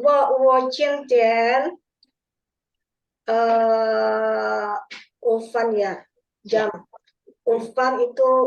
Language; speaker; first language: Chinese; non-native, learner; Indonesian